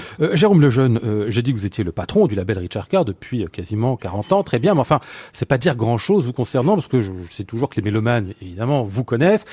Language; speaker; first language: French; native; French